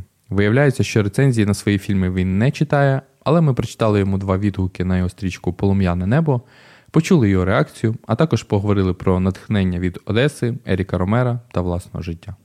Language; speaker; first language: Ukrainian; native; Ukrainian